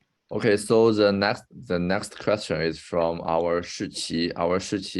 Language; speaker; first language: English; non-native, fluent; Chinese